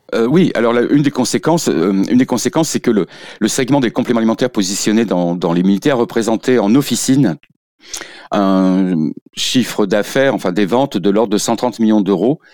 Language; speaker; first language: French; native; French